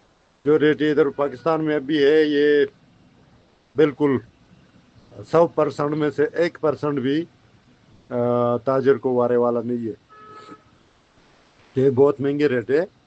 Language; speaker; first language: Hindi; non-native, fluent; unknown